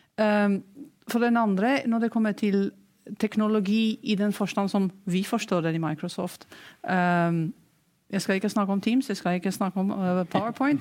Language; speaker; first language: Norwegian; non-native, fluent; Romanian